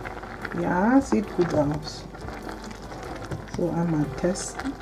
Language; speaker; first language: German; non-native, fluent; Akan